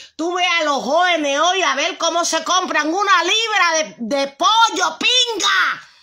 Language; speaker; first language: Spanish; native; Spanish